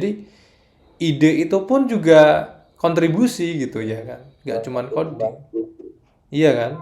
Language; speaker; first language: Indonesian; native; Indonesian